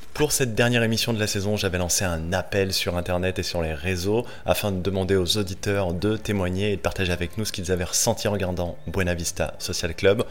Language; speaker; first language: French; native; French